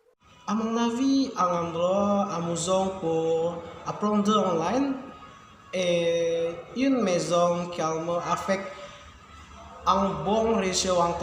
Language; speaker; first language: French; non-native, learner; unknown